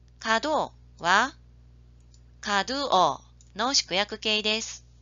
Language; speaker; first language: Japanese; native; Japanese